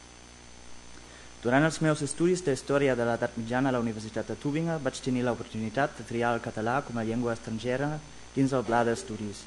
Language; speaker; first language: Catalan; non-native, fluent; German